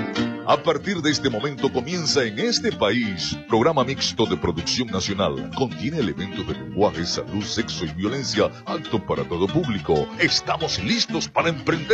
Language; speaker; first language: Spanish; native; Spanish